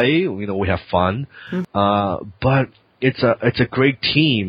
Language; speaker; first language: English; non-native, local second language; Cantonese